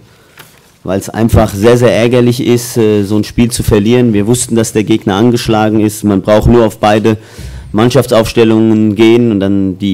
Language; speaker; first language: German; native; German